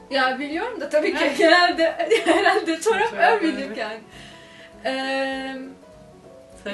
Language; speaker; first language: Turkish; non-native, fluent; Arabic